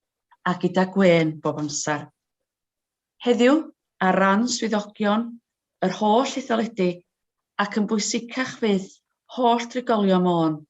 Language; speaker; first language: Welsh; native; Welsh